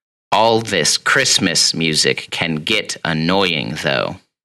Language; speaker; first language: English; native; English